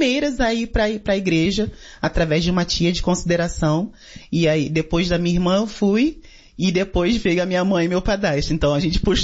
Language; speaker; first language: Portuguese; native; Portuguese